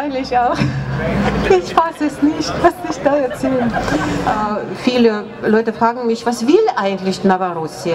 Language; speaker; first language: German; non-native, fluent; Russian